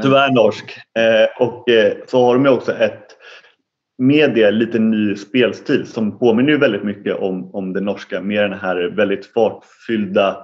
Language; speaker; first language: Swedish; native; Swedish